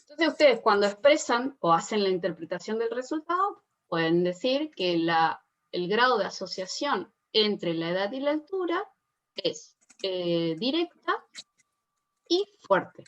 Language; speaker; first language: Spanish; native; Spanish